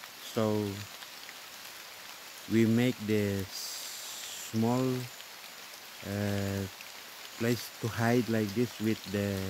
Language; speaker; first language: English; non-native, learner; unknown